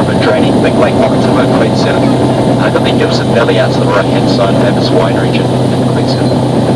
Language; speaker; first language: English; native; English